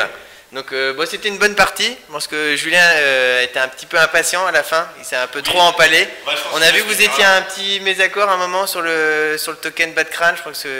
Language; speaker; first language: French; native; French